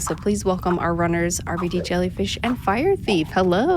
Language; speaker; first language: English; native; English